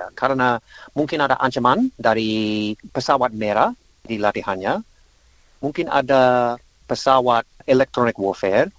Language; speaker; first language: Indonesian; non-native, learner; English